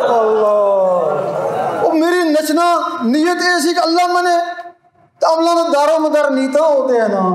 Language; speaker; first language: Urdu; non-native, local second language; Punjabi